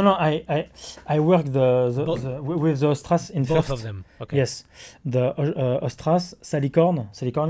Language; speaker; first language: English; non-native, learner; French